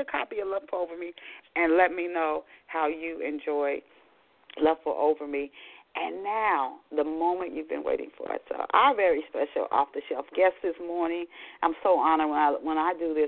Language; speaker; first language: English; native; English